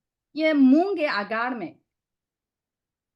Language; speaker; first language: Hindi; non-native, fluent; Chinese